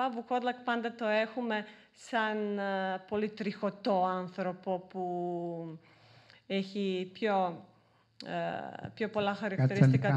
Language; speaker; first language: Greek; non-native, fluent; Serbian